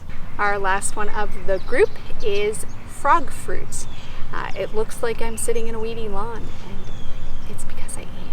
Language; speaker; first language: English; native; English